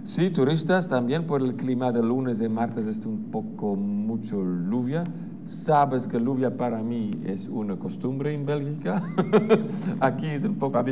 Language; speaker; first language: Spanish; non-native, learner; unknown